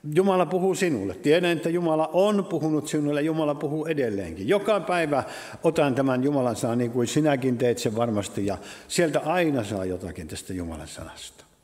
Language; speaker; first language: Finnish; native; Finnish